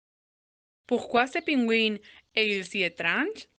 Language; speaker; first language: French; non-native, learner; Spanish